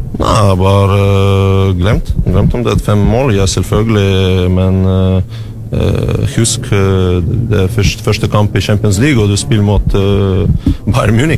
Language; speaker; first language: Norwegian; non-native, fluent; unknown